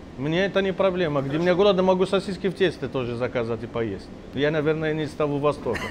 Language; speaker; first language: Russian; non-native, fluent; Arabic